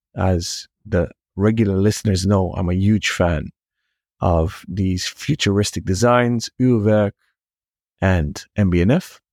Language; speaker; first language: English; non-native, fluent; Hebrew